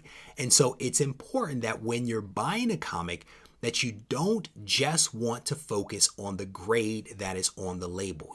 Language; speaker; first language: English; native; English